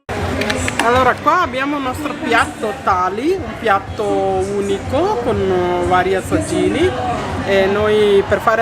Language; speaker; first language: Italian; non-native, learner; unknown